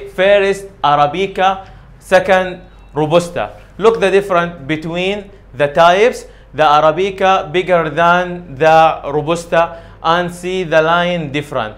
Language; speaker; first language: English; non-native, learner; Arabic